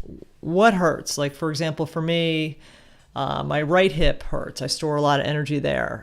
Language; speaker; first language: English; native; English